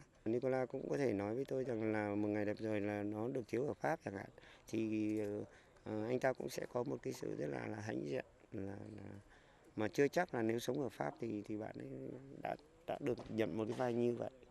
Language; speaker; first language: Vietnamese; native; Vietnamese